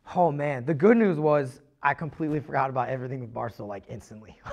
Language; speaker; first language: English; native; English